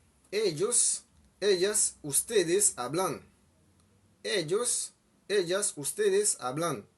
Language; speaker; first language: Spanish; non-native, fluent; Haitian Creole